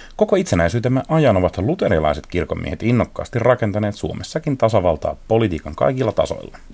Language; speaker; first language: Finnish; native; Finnish